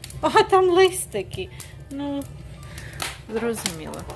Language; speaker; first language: Ukrainian; non-native, local second language; Russian